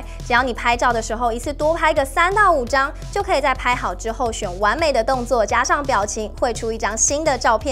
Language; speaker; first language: Chinese; native; Chinese